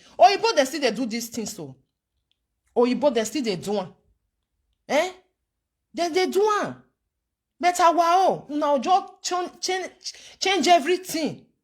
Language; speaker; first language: Nigerian Pidgin; non-native, local second language; Bini